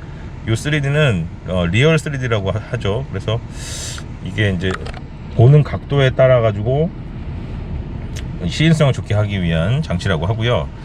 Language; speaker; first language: Korean; native; Korean